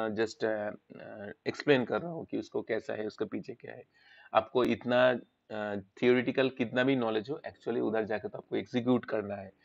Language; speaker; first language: Hindi; non-native, local second language; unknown